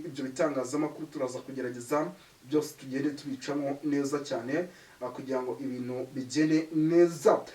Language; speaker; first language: Kinyarwanda; native; Kinyarwanda